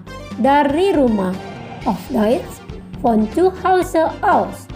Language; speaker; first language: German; non-native, fluent; Indonesian